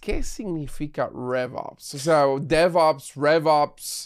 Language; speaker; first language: Spanish; native; Spanish